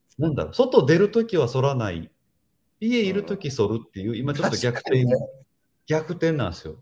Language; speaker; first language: Japanese; native; Japanese